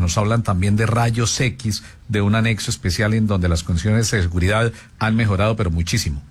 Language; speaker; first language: Spanish; native; Spanish